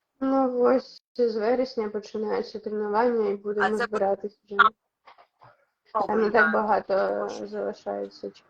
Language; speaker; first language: Ukrainian; non-native, local second language; Russian